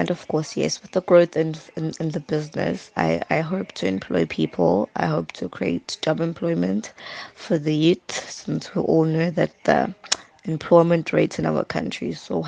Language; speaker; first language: English; non-native, local second language; Zulu